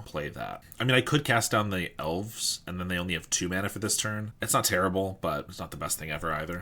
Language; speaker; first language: English; native; English